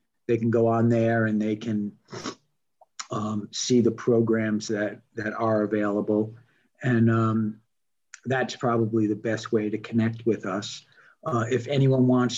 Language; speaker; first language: English; native; English